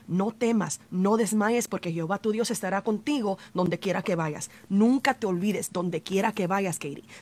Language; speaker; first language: Spanish; early bilingual, heritage; Spanish